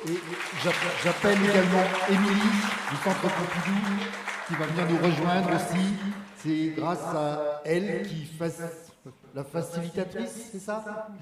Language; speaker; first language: French; native; French